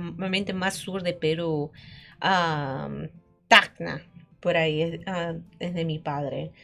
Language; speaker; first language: Spanish; early bilingual, heritage; Spanish